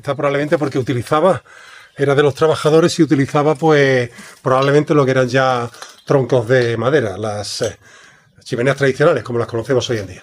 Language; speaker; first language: Spanish; native; Spanish